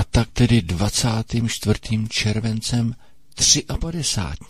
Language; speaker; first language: Czech; native; Czech